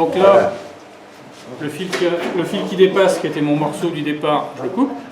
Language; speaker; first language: French; native; French